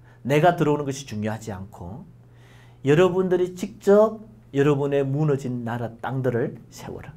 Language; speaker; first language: Korean; native; Korean